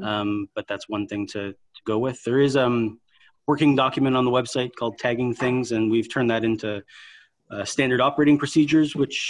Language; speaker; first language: English; native; English